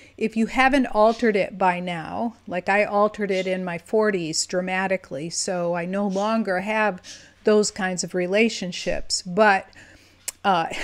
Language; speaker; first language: English; native; English